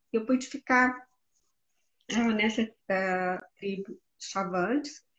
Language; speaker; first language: Portuguese; native; Portuguese